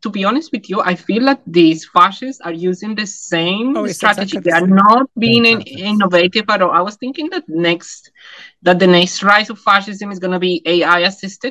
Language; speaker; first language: English; non-native, fluent; Spanish